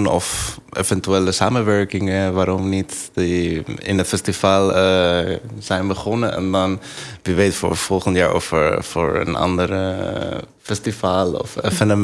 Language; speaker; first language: Dutch; non-native, fluent; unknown